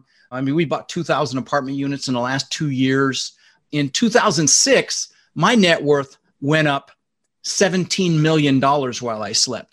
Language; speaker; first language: English; early bilingual, other home language; Dutch